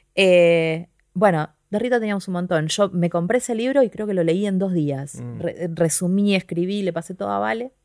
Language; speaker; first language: Spanish; native; Spanish